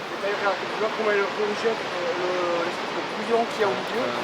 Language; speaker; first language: French; native; French